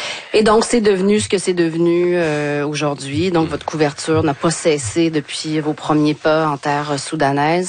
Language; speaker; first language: French; native; French